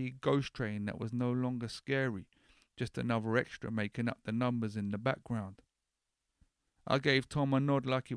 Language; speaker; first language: English; native; English